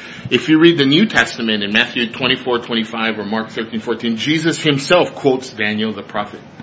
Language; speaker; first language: English; native; English